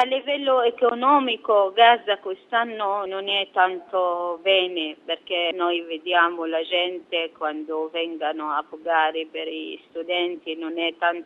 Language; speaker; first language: Italian; non-native, fluent; Arabic